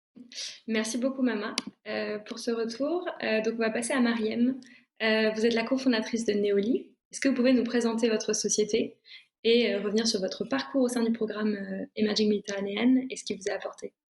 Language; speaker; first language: French; native; French